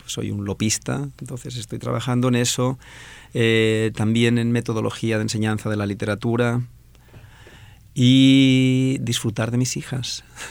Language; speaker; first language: Spanish; non-native, local second language; Catalan